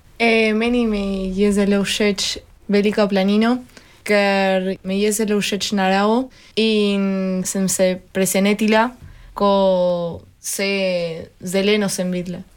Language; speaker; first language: Slovenian; early bilingual, heritage; Spanish